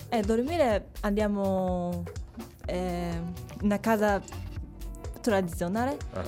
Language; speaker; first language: Italian; non-native, learner; Japanese